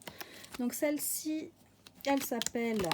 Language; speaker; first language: French; native; French